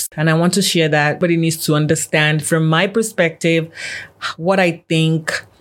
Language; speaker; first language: English; non-native, local second language; Yoruba